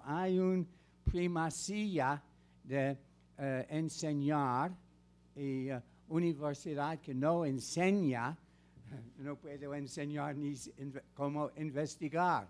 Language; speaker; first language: Spanish; non-native, fluent; English